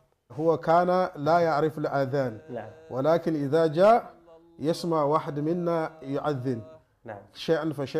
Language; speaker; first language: Arabic; non-native, fluent; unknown